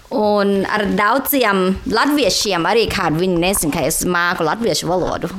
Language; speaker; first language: Latvian; non-native, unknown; Thai